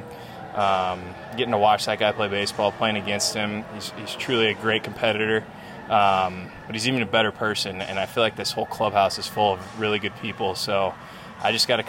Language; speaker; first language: English; native; English